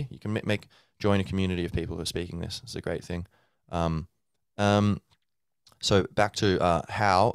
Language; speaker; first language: English; native; English